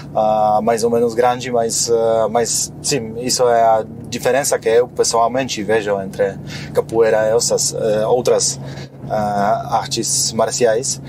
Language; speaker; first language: Portuguese; non-native, fluent; Polish